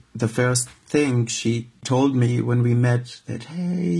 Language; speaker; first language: English; non-native, fluent; Arabic